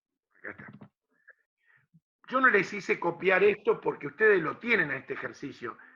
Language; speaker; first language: Spanish; native; Spanish